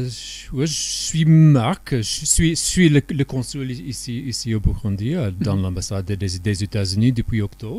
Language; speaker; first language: French; non-native, fluent; English